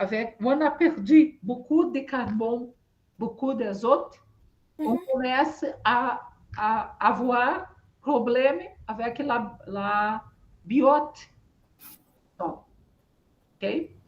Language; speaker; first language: French; non-native, learner; Portuguese